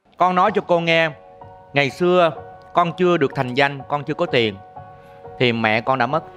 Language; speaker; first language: Vietnamese; native; Vietnamese